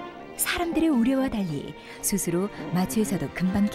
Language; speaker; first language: Korean; native; Korean